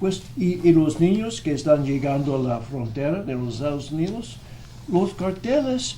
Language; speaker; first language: Spanish; non-native, fluent; English